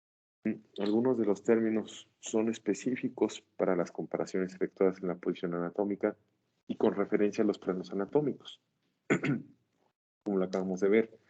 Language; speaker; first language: Spanish; native; Spanish